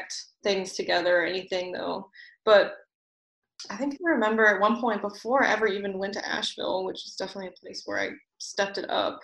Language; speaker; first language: English; native; English